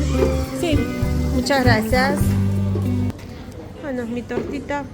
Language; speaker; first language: Spanish; non-native, learner; Russian